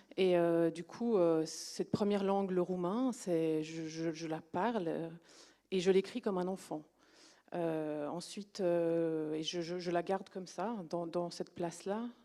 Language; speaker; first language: French; early bilingual, other home language; Romanian